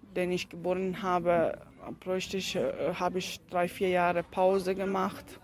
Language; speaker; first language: German; non-native, fluent; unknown